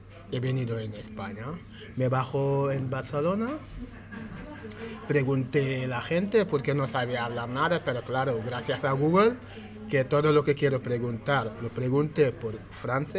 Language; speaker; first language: Spanish; non-native, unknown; Wolof